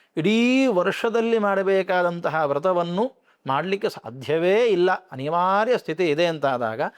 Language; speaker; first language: Kannada; native; Kannada